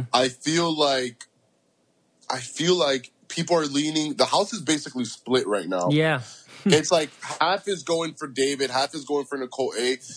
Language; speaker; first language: English; early bilingual, other home language; Spanish